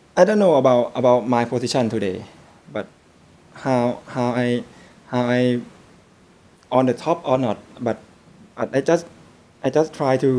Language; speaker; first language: English; non-native, learner; Thai